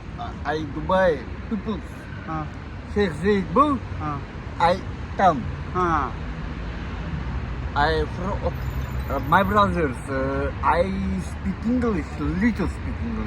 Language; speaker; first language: English; non-native, learner; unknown